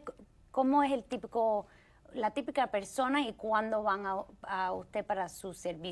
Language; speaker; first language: Spanish; early bilingual, heritage; Spanish